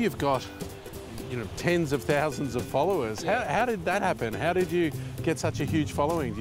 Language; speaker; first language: English; native; English